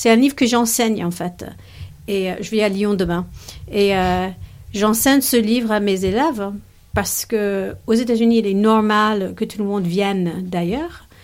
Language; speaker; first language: French; non-native, fluent; English